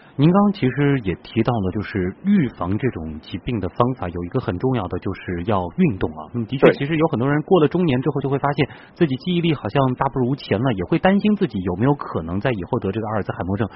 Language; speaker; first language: Chinese; native; Chinese